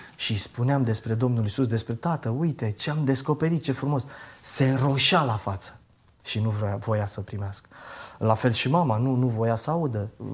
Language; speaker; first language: Romanian; native; Romanian